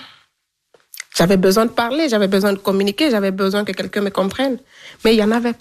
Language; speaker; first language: French; non-native, local second language; Fula